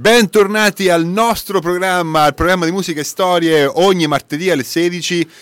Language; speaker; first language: Italian; native; Italian